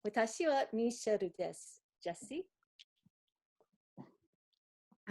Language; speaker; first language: Japanese; non-native, fluent; English